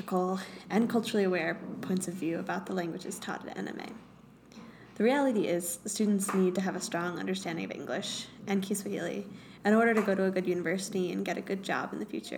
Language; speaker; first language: English; native; English